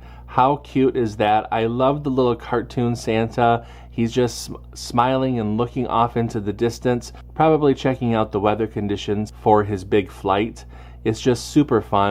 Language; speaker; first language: English; native; English